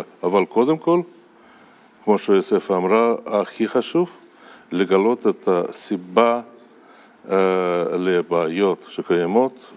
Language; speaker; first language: Hebrew; non-native, fluent; Russian